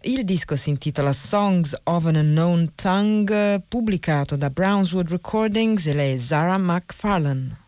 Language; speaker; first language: Italian; native; Italian